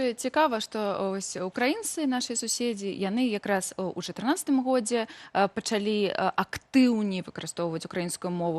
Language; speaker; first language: Belarusian; native; Belarusian